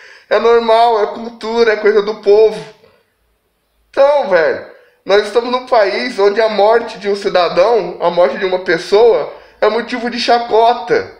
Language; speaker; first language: Portuguese; native; Portuguese